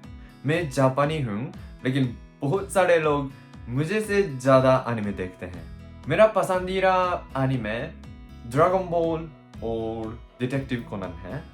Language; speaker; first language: Hindi; non-native, learner; Japanese